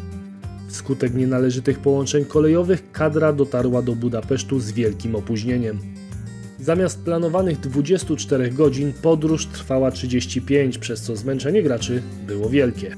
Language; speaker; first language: Polish; native; Polish